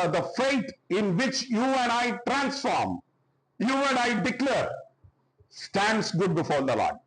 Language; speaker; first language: English; non-native, local second language; Tamil